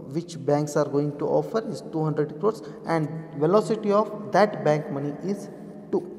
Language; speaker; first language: English; non-native, local second language; Kannada